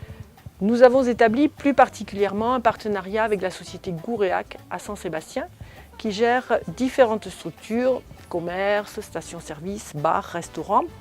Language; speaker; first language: French; native; French